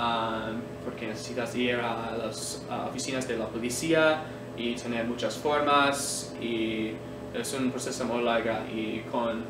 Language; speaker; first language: Spanish; non-native, learner; English